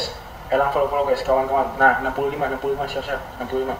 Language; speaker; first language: Indonesian; native; Indonesian